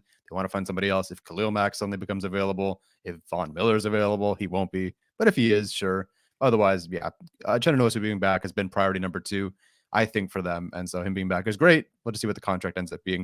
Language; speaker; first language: English; native; English